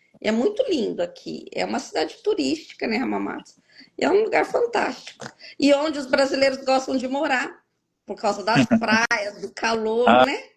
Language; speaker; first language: Portuguese; native; Portuguese